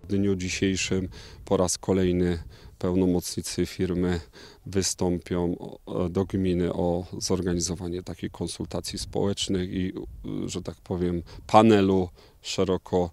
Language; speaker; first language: Polish; native; Polish